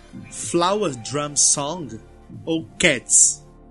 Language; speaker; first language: English; non-native, fluent; Portuguese